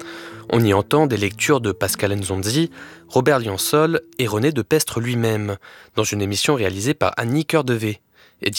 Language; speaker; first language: French; native; French